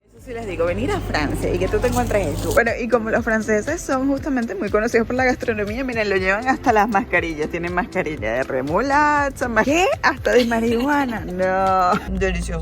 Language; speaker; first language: Spanish; native; Spanish